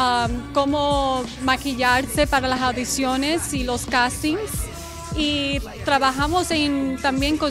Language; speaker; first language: Spanish; early bilingual, heritage; English